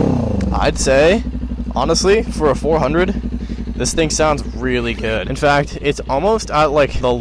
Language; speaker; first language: English; native; English